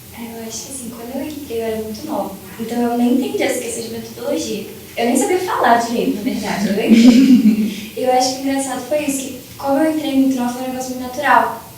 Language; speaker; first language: Portuguese; native; Portuguese